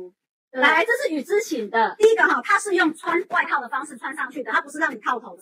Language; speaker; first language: Chinese; native; Chinese